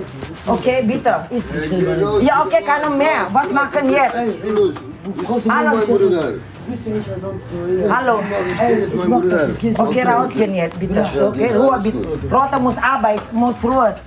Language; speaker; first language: German; non-native, learner; Indonesian